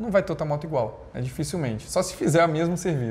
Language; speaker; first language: Portuguese; native; Portuguese